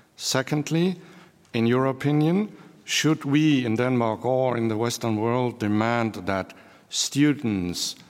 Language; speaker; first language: English; non-native, fluent; Danish